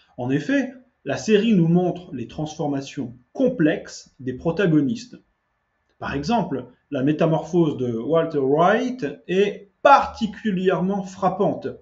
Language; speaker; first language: French; native; French